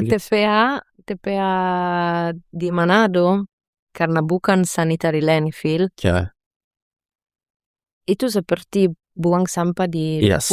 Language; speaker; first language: Indonesian; non-native, fluent; Italian